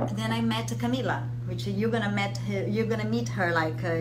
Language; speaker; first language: English; non-native, fluent; Portuguese